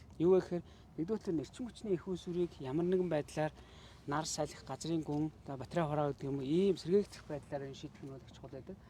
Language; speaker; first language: Mongolian; native; Mongolian